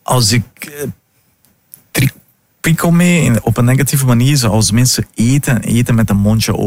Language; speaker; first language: Dutch; non-native, learner; Portuguese